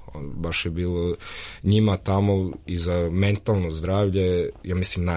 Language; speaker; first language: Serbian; early bilingual, heritage; Serbian